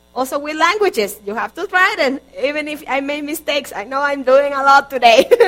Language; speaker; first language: English; non-native, fluent; Spanish